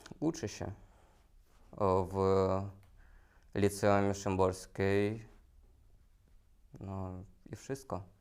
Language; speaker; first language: Polish; non-native, learner; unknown